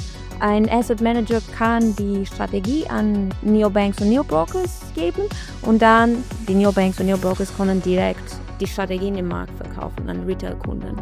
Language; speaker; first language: German; non-native, learner; Albanian